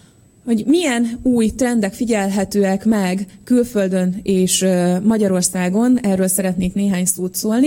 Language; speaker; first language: Hungarian; native; Hungarian